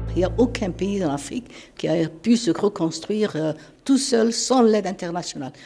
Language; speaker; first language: French; non-native, fluent; Somali